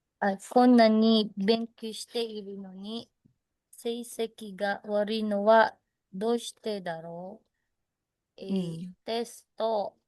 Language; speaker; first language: Japanese; non-native, learner; Filipino